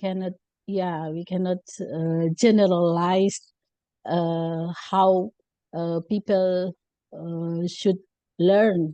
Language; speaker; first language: English; non-native, learner; Indonesian